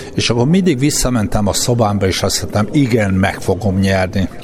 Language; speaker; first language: Hungarian; native; Hungarian